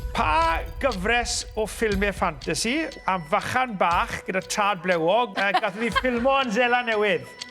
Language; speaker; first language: Welsh; native; Welsh